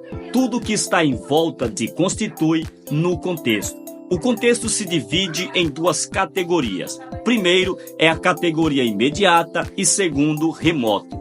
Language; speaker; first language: Portuguese; native; Portuguese